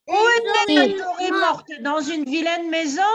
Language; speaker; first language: French; non-native, local second language; Arabic